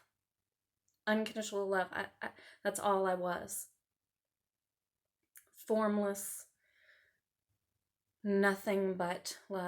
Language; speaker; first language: English; native; English